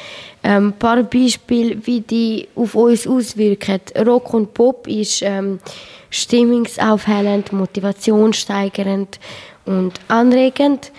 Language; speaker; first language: German; non-native, learner; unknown